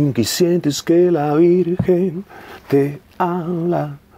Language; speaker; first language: Spanish; native; Spanish